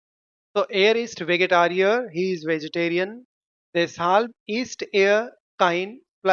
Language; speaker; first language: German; non-native, fluent; Hindi